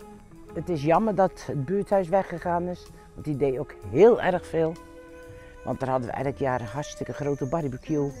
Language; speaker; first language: Dutch; native; Dutch